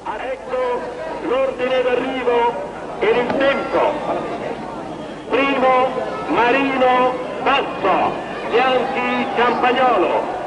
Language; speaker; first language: Italian; native; Italian